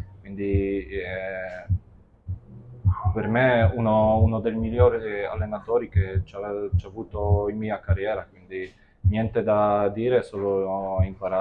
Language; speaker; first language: Italian; non-native, fluent; Polish